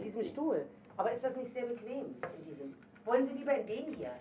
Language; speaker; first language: German; native; German